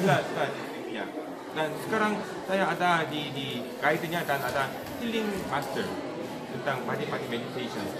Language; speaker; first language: Indonesian; non-native, learner; Korean